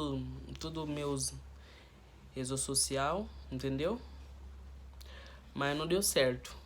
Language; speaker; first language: Portuguese; non-native, learner; Haitian Creole